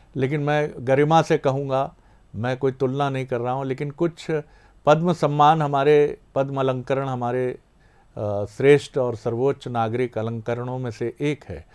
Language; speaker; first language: Hindi; native; Hindi